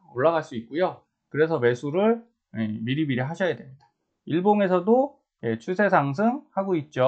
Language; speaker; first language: Korean; native; Korean